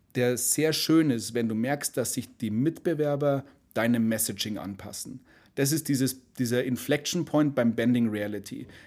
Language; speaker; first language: German; native; German